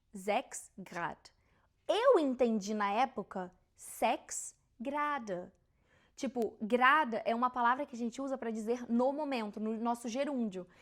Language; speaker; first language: Portuguese; native; Portuguese